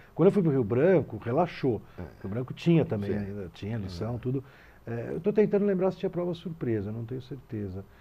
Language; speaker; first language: Portuguese; native; Portuguese